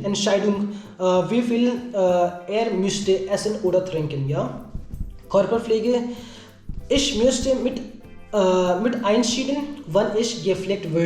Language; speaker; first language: German; non-native, learner; Hindi